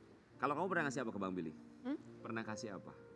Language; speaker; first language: Indonesian; native; Indonesian